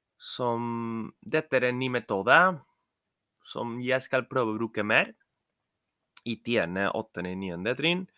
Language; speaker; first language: Norwegian; non-native, fluent; Spanish